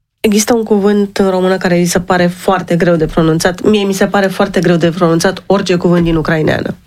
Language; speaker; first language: Romanian; native; Romanian